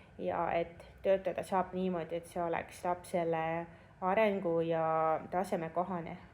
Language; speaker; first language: Estonian; non-native, local second language; Russian